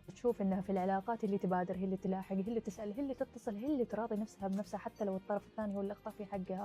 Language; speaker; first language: Arabic; native; Arabic